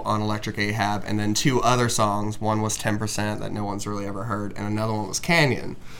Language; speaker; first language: English; native; English